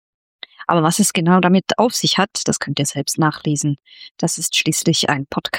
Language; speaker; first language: German; native; German